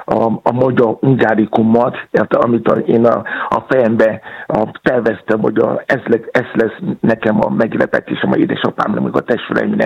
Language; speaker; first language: Hungarian; non-native, fluent; Yoruba